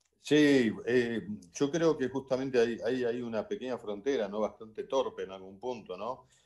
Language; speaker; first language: Spanish; native; Spanish